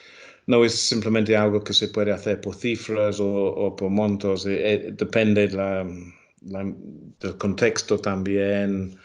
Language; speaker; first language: Spanish; non-native, fluent; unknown